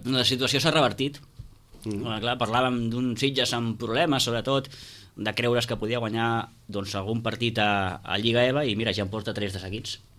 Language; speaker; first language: Catalan; native; Catalan